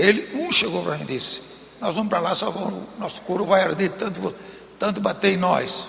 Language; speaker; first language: Portuguese; native; Portuguese